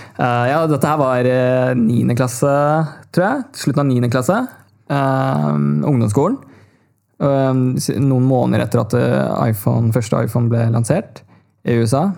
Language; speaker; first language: Norwegian; early bilingual, other home language; Tamil